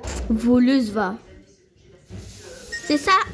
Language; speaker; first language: French; native; French